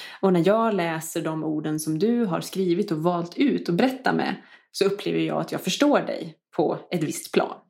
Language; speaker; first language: Swedish; native; Swedish